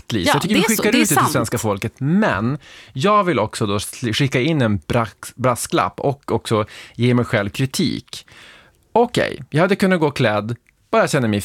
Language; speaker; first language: Swedish; native; Swedish